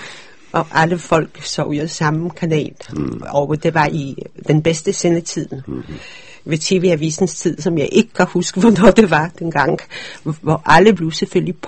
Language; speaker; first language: Danish; early bilingual, other home language; Polish